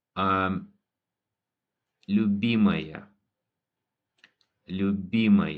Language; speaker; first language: Russian; non-native, fluent; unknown